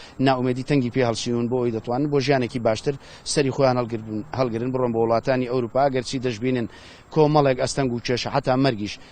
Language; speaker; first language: Central Kurdish; native; Central Kurdish